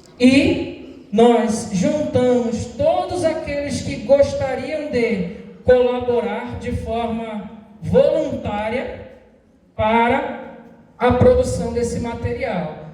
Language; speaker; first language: Portuguese; native; Portuguese